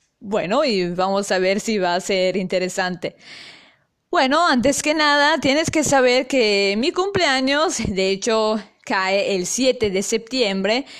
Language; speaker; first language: Spanish; non-native, fluent; Italian